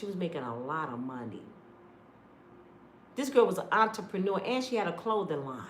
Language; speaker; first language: English; native; English